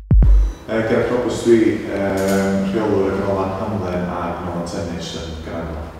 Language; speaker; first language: Welsh; native; Welsh